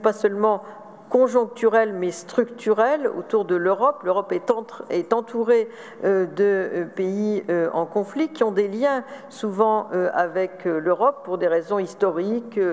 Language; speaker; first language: French; native; French